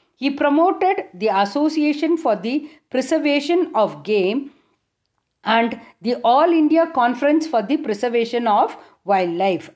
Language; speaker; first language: English; non-native, local second language; Tamil